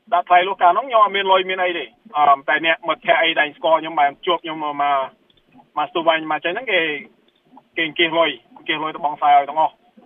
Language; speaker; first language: Khmer; early bilingual, heritage; Khmer